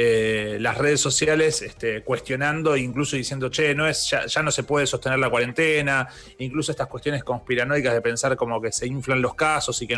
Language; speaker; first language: Spanish; native; Spanish